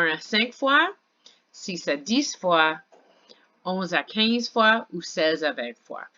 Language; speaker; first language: French; non-native, fluent; English